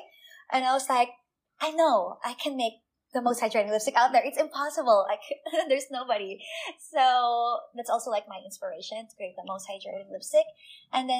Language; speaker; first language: English; non-native, local second language; Filipino